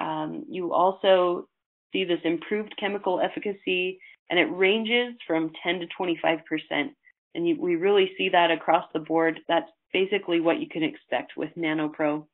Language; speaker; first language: English; native; English